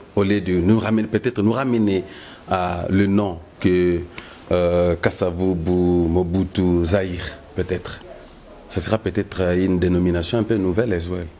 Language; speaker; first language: French; non-native, local second language; Lingala